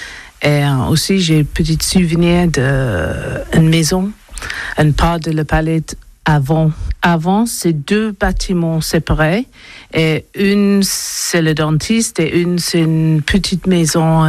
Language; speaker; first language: French; non-native, learner; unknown